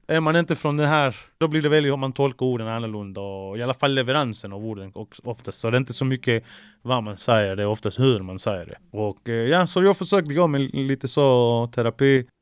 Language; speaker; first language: Swedish; early bilingual, other home language; Spanish